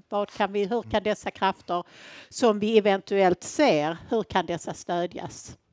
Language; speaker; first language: Swedish; native; Swedish